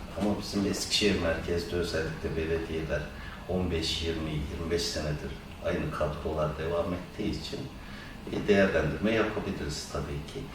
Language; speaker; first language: Turkish; native; Turkish